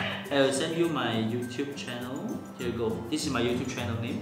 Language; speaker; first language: English; non-native, local second language; Chinese